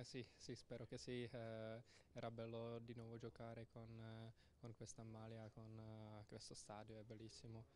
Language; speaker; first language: Italian; non-native, learner; Czech